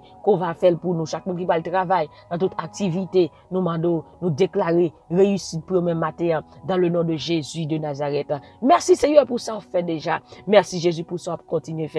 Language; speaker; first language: French; non-native, local second language; Haitian Creole